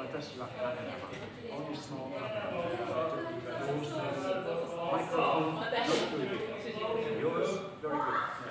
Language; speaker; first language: Japanese; non-native, learner; English